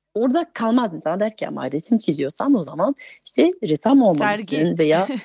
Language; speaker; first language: Turkish; non-native, fluent; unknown